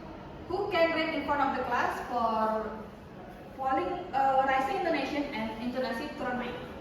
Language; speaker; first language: English; non-native, learner; Indonesian